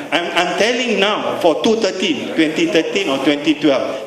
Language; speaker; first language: English; non-native, local second language; Malay